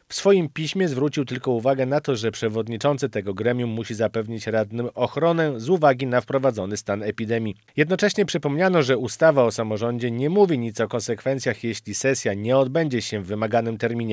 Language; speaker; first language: Polish; native; Polish